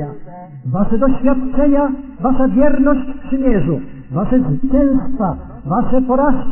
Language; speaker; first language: Polish; native; Polish